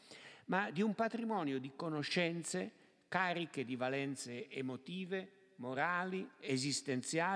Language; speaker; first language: Italian; native; Italian